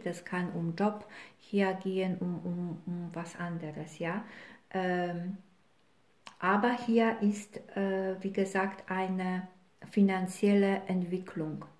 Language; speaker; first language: German; non-native, fluent; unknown